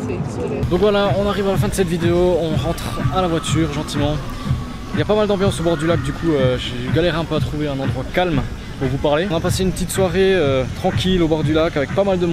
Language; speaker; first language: French; native; French